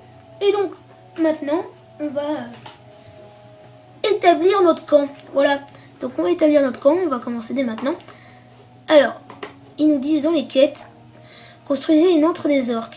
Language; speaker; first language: French; native; French